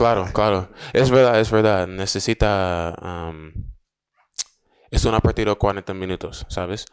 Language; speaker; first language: Spanish; non-native, learner; English